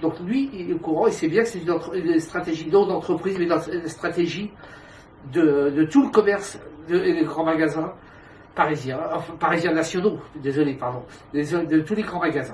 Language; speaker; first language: French; native; French